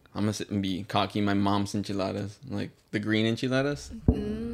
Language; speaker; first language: English; native; English